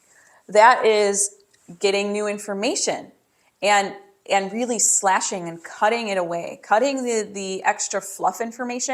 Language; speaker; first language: English; native; English